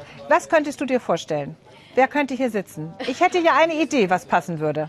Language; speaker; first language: German; native; German